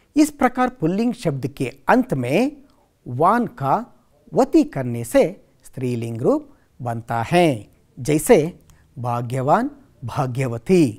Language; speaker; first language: Hindi; non-native, local second language; Kannada